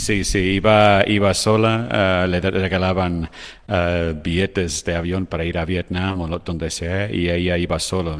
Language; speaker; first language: Spanish; non-native, fluent; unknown